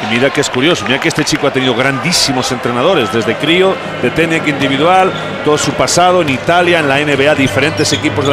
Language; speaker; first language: Spanish; native; Spanish